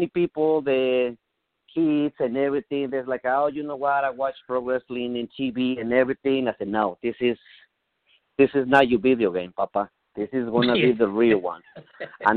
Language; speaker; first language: English; non-native, learner; Spanish